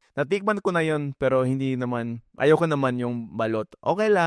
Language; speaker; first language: Filipino; non-native, fluent; English